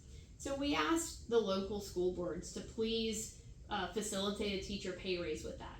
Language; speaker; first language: English; native; English